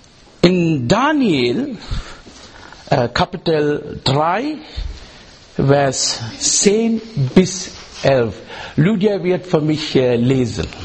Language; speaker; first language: German; non-native, learner; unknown